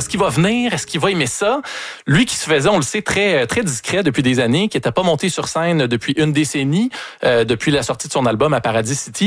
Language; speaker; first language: French; native; French